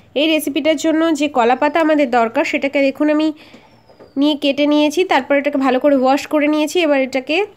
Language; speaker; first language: Hindi; non-native, local second language; Bangla